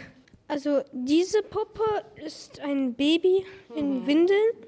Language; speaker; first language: German; native; German